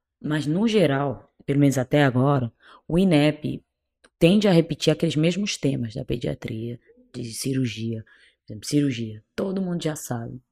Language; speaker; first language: Portuguese; non-native, local second language; Kabuverdianu